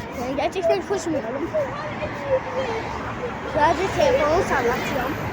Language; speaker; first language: Turkish; early bilingual, heritage; Turkish